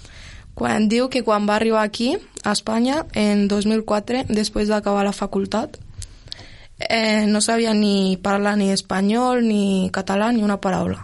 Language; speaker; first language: Catalan; early bilingual, other home language; Romanian